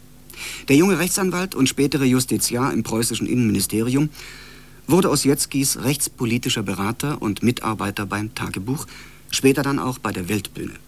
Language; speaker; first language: German; native; German